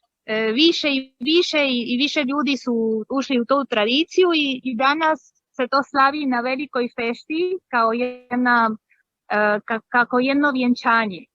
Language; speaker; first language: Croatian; early bilingual, heritage; Croatian